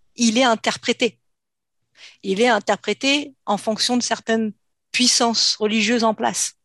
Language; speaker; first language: French; native; French